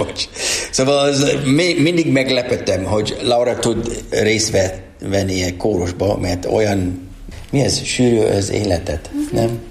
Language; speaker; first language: Hungarian; non-native, learner; English